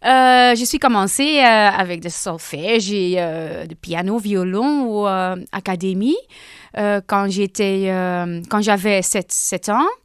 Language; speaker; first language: French; non-native, local second language; Dutch